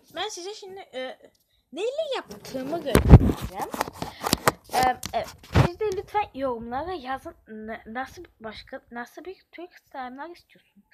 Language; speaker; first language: Turkish; early bilingual, heritage; Turkish